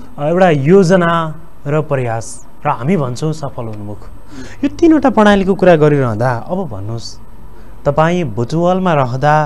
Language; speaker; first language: Nepali; native; Nepali